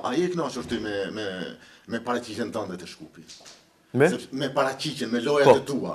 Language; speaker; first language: Albanian; native; Albanian